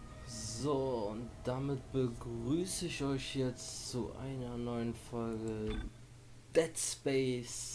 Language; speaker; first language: German; native; German